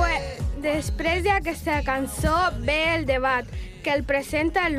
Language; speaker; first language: Catalan; non-native, local second language; Spanish